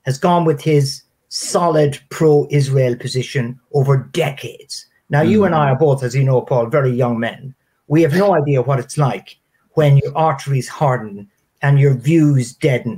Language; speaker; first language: English; native; English